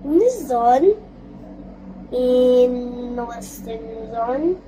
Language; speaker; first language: English; non-native, learner; Filipino